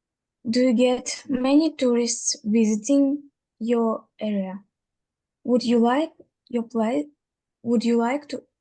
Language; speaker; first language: English; non-native, learner; Russian